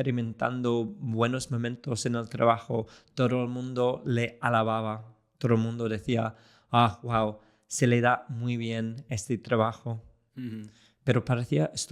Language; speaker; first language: Spanish; non-native, fluent; English